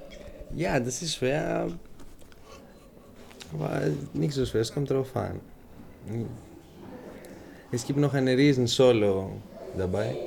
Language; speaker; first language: German; non-native, fluent; Greek